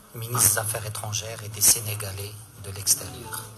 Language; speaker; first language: French; non-native, local second language; Arabic